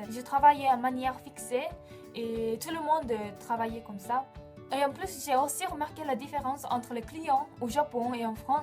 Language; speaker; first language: French; non-native, fluent; Japanese